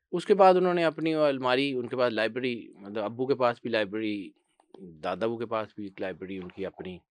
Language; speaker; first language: Urdu; non-native, local second language; Punjabi